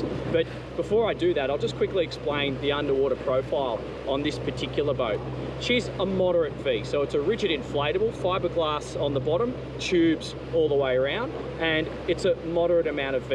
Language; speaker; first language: English; native; English